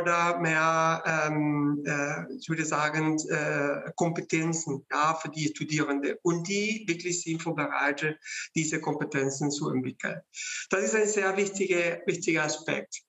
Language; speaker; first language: German; non-native, fluent; Spanish